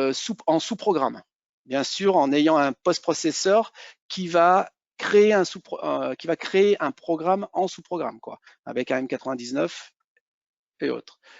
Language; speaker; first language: French; native; French